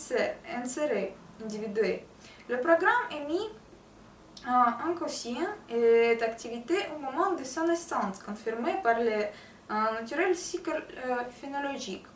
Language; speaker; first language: French; non-native, learner; Russian